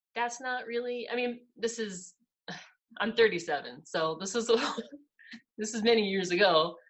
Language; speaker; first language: English; native; English